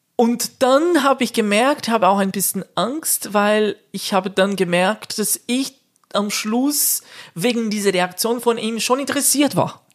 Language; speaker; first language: German; non-native, fluent; Portuguese